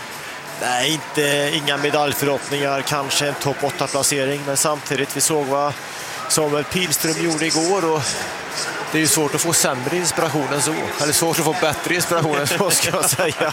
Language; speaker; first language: Swedish; native; Swedish